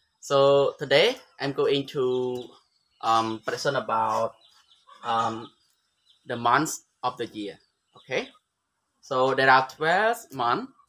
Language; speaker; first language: English; non-native, learner; Khmer